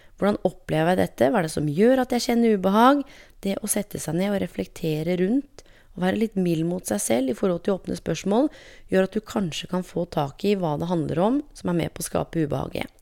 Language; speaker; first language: Norwegian; native; Norwegian